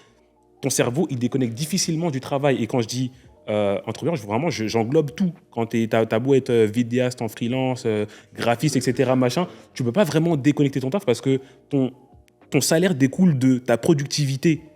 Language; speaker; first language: French; native; French